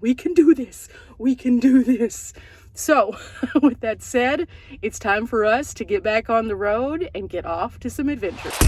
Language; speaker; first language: English; native; English